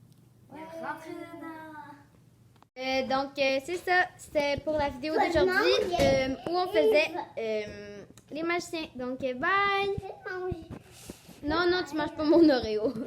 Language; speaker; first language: French; native; French